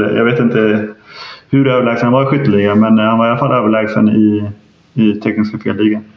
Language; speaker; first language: Swedish; native; Swedish